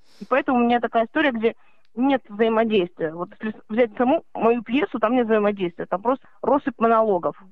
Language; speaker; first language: Russian; native; Russian